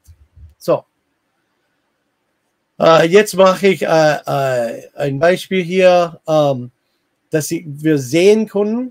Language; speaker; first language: German; non-native, fluent; English